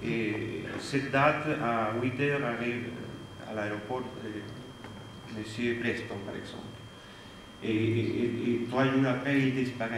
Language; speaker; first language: French; non-native, fluent; Spanish